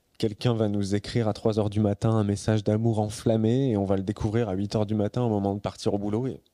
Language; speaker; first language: French; native; French